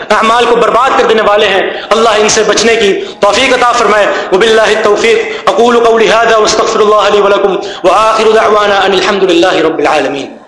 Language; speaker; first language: Urdu; native; Urdu